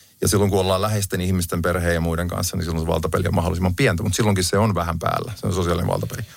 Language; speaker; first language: Finnish; native; Finnish